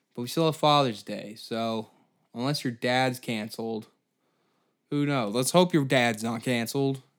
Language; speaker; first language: English; native; English